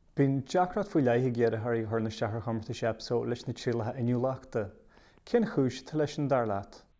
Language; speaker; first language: Irish; native; Irish